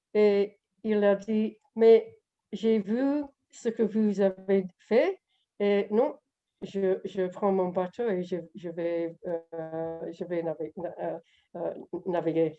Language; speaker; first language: French; non-native, learner; English